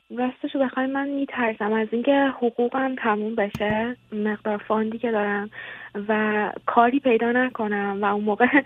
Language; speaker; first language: Persian; native; Persian